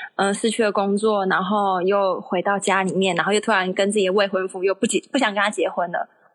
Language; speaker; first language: Chinese; native; Chinese